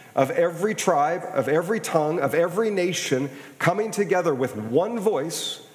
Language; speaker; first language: English; native; English